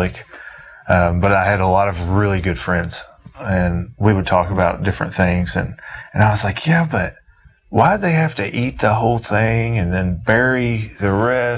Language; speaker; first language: English; native; English